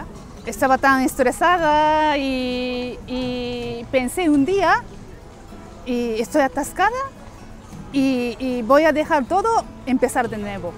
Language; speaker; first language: Spanish; non-native, learner; Japanese